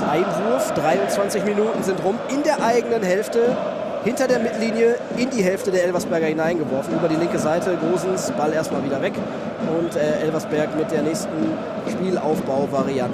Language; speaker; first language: German; native; German